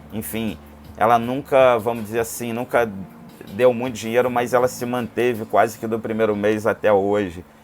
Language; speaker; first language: Portuguese; native; Portuguese